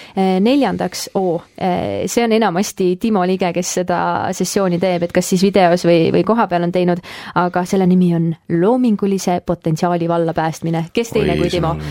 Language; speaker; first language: Estonian; early bilingual, heritage; Estonian